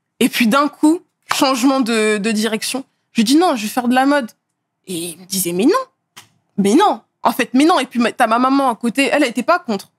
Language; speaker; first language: French; native; French